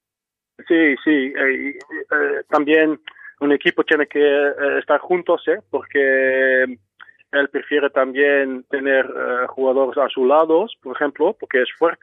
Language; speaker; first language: Spanish; non-native, fluent; Dutch